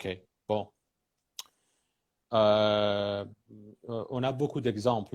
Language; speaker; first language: French; non-native, fluent; Persian